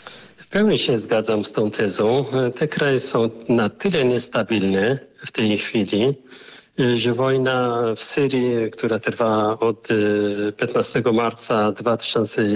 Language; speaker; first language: Polish; non-native, fluent; Arabic